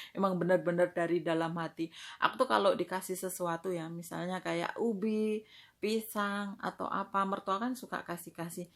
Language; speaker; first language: Indonesian; native; Indonesian